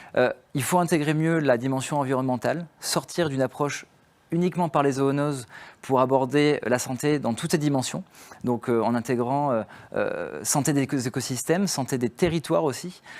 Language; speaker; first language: French; native; French